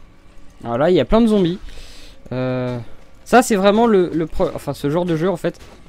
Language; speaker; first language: French; native; French